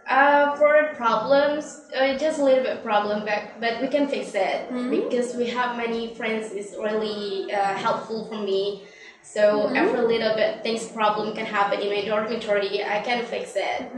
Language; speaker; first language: English; non-native, learner; Indonesian